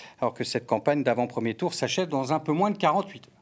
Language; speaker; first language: French; native; French